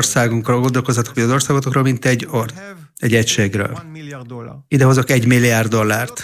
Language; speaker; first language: Hungarian; non-native, fluent; Hebrew